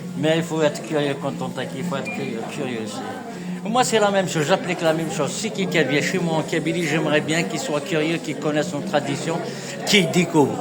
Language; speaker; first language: French; non-native, local second language; Kabyle